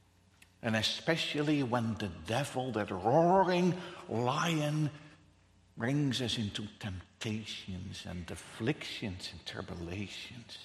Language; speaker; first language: English; non-native, fluent; Dutch